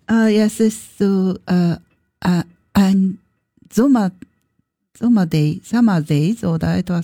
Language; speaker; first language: German; non-native, learner; Japanese